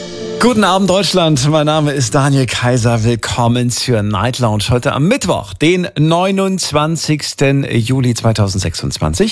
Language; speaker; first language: German; native; German